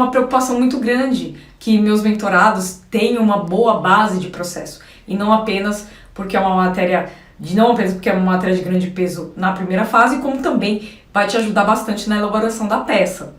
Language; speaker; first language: Portuguese; native; Portuguese